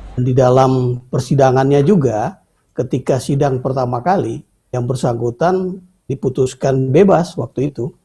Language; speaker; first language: Indonesian; native; Indonesian